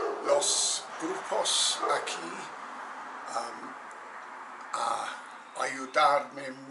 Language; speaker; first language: Spanish; non-native, learner; English